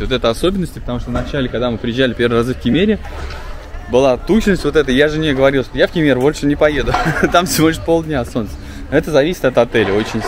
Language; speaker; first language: Russian; native; Russian